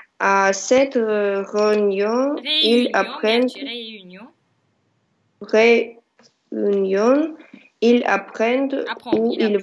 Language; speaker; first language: French; non-native, learner; Russian